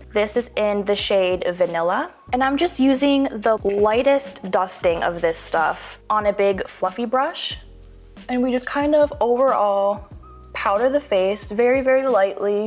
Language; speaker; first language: English; native; English